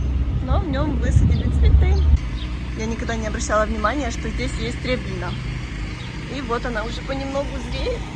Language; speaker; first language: Russian; native; Russian